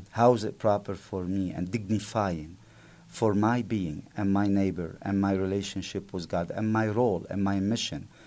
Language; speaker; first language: English; non-native, fluent; Arabic